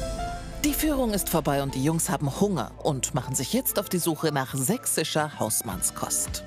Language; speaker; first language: German; native; German